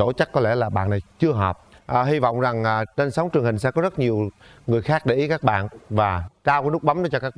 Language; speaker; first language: Vietnamese; native; Vietnamese